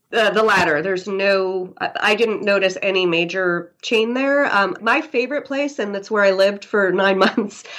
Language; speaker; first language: English; native; English